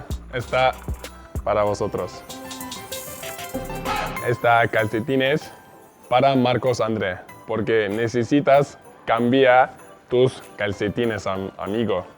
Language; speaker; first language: Spanish; non-native, learner; Turkish